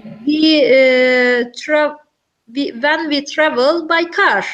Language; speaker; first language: English; non-native, learner; Turkish